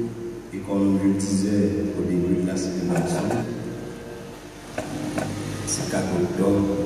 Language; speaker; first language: French; non-native, local second language; Haitian Creole